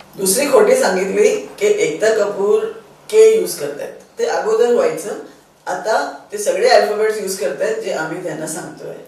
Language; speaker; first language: Marathi; non-native, local second language; Sindhi